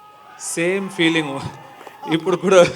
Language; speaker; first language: Telugu; non-native, learner; Tamil